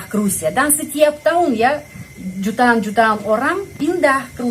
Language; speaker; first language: Indonesian; non-native, fluent; Russian